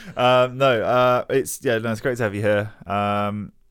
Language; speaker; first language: English; native; English